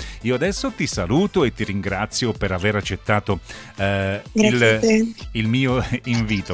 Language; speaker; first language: Italian; native; Italian